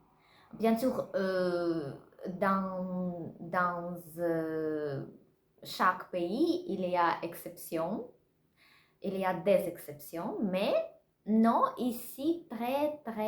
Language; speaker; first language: French; non-native, learner; Russian